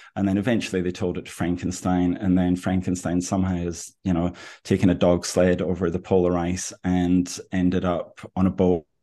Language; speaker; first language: English; native; English